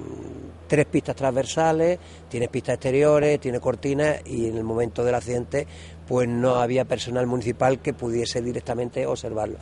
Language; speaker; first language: Spanish; native; Spanish